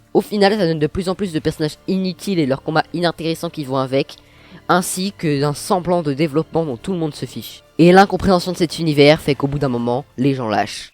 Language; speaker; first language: French; native; French